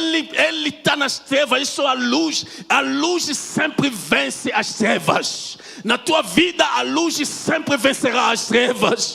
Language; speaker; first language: Portuguese; non-native, fluent; French